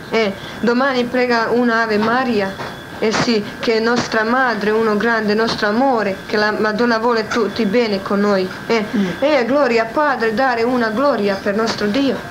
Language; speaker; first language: Italian; non-native, learner; Croatian